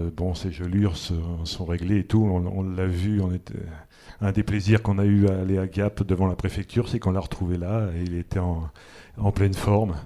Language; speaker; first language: French; native; French